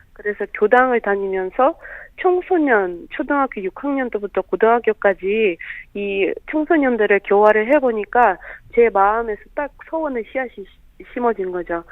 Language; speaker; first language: Korean; non-native, fluent; Russian